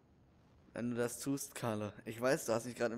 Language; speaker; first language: German; native; German